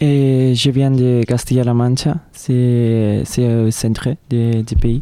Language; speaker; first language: French; non-native, learner; Spanish